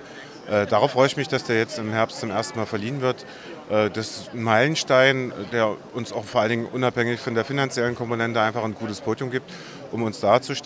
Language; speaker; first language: German; native; German